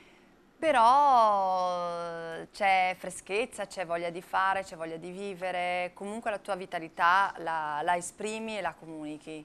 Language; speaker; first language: Italian; native; Italian